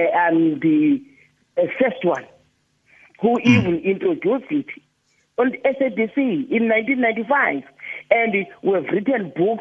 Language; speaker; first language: English; non-native, local second language; Xhosa